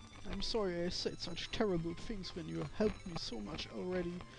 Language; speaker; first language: English; non-native, fluent; German